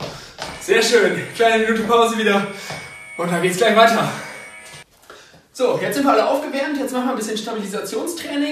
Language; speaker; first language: German; native; German